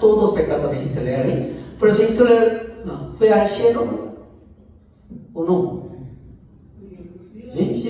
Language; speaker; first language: Spanish; non-native, fluent; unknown